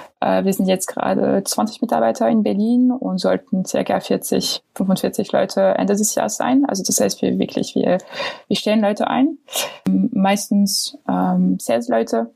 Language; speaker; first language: German; non-native, fluent; French